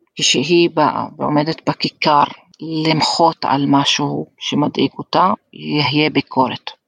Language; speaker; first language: Hebrew; non-native, local second language; Arabic